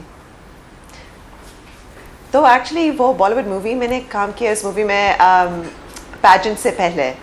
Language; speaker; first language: Hindi; early bilingual, heritage; English